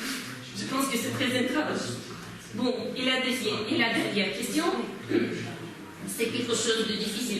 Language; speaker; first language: French; non-native, fluent; Russian